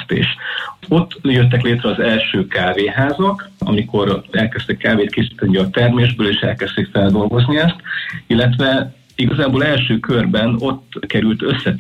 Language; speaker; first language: Hungarian; non-native, fluent; Spanish